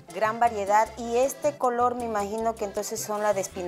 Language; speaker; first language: Spanish; native; Spanish